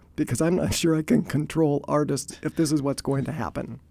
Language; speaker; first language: English; native; English